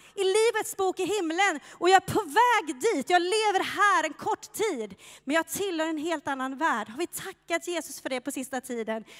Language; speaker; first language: Swedish; native; Swedish